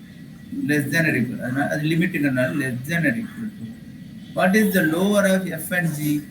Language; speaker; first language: English; non-native, local second language; Tamil